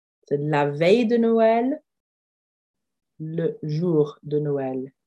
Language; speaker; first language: French; non-native, fluent; English